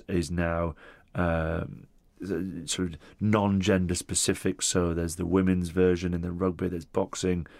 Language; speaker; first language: English; non-native, local second language; Italian